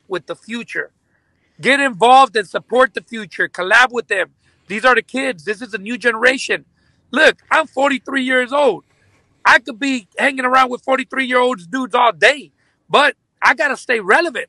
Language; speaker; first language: English; early bilingual, other home language; Spanish